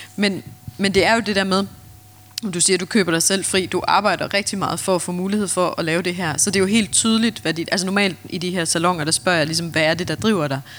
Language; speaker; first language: Danish; native; Danish